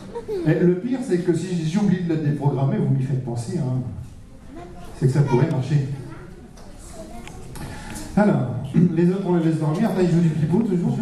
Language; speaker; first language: French; native; French